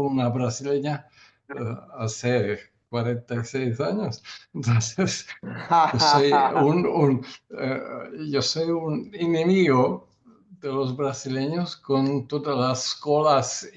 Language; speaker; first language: Spanish; non-native, learner; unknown